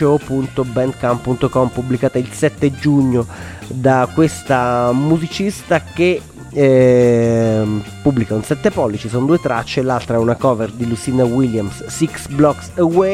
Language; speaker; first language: Italian; native; Italian